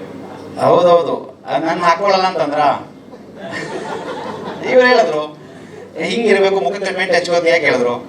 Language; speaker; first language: Kannada; native; Kannada